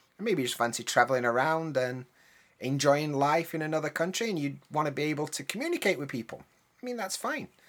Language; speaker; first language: English; native; English